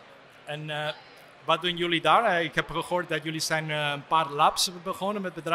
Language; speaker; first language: Dutch; non-native, fluent; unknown